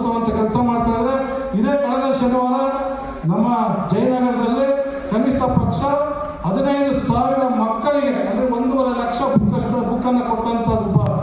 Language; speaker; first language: Kannada; native; Kannada